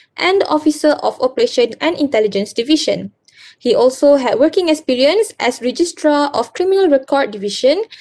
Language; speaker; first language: English; non-native, local second language; Malay